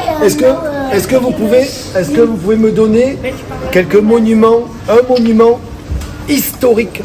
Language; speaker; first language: French; native; French